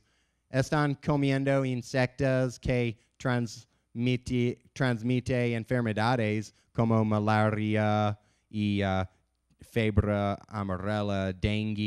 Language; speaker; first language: Spanish; non-native, learner; English